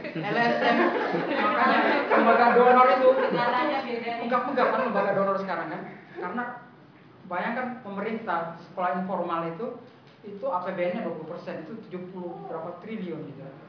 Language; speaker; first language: Indonesian; native; Indonesian